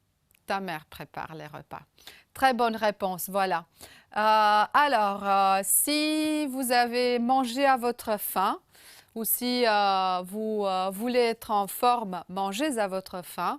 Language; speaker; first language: French; non-native, fluent; Romanian